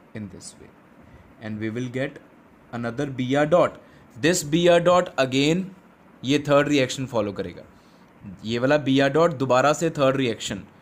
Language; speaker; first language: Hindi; non-native, local second language; Punjabi